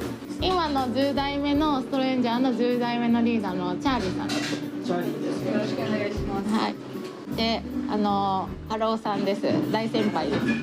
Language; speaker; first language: Japanese; native; Japanese